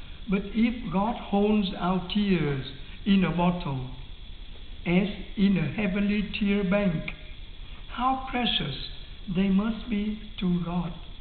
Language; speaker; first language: English; non-native, fluent; Vietnamese